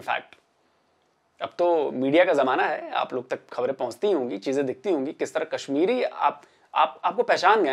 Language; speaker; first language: Hindi; native; Hindi